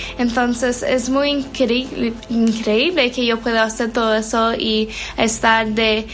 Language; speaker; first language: Spanish; non-native, learner; English